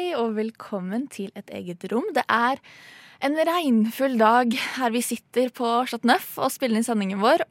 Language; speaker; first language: Norwegian; native; Norwegian